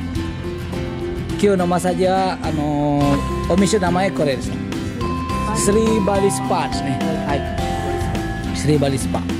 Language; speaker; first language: Japanese; non-native, fluent; Balinese